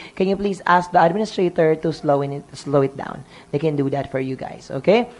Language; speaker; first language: English; non-native, local second language; Filipino